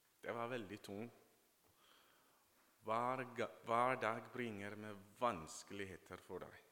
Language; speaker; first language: Norwegian; non-native, fluent; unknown